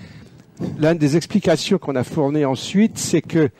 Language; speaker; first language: French; native; French